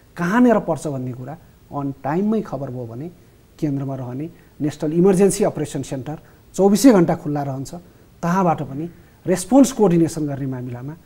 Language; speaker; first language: Nepali; native; Nepali